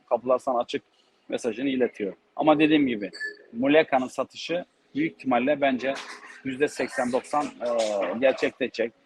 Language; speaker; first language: Turkish; native; Turkish